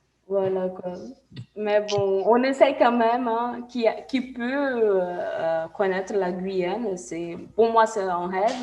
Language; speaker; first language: French; non-native, fluent; Portuguese